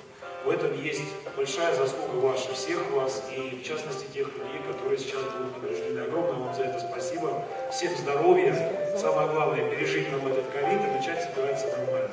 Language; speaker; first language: Russian; native; Russian